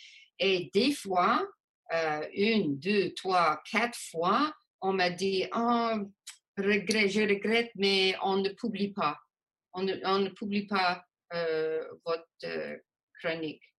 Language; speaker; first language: French; non-native, local second language; English